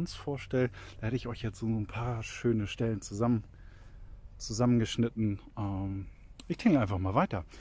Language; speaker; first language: German; native; German